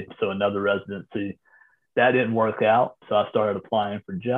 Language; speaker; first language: English; native; English